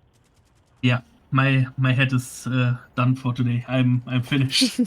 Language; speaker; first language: English; non-native, fluent; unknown